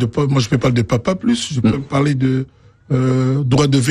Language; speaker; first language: French; non-native, local second language; Lingala